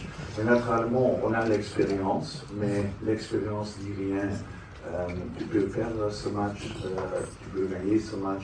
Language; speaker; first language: French; non-native, fluent; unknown